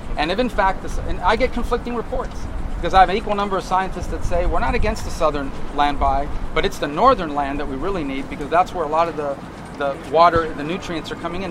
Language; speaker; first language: English; native; English